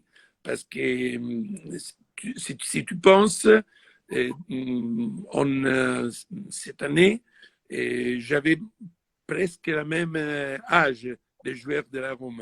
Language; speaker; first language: French; non-native, fluent; Italian